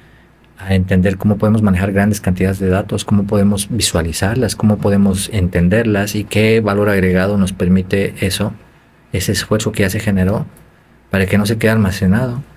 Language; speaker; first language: Spanish; native; Spanish